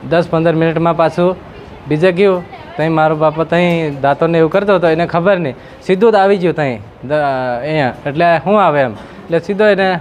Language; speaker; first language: Gujarati; non-native, local second language; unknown